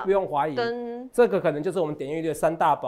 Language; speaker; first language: Chinese; native; Chinese